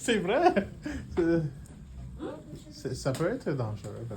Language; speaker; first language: French; non-native, local second language; English